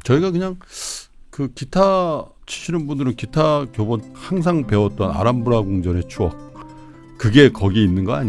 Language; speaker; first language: Korean; native; Korean